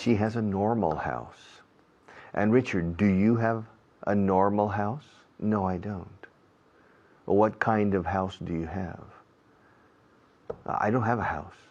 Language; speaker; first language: English; non-native, fluent; Spanish